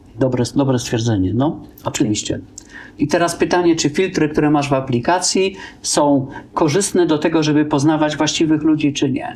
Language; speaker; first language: Polish; native; Polish